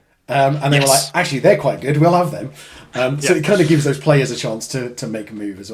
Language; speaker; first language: English; native; English